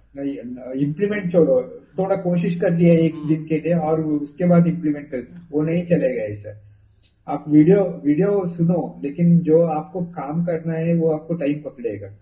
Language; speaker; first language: Hindi; non-native, local second language; Kannada